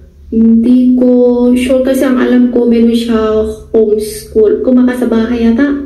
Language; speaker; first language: Filipino; non-native, learner; Chinese